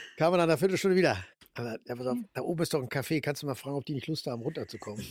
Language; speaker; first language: German; native; German